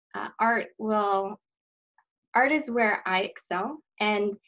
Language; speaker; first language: English; native; English